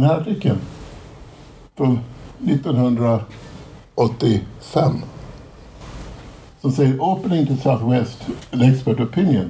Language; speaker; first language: Swedish; native; Swedish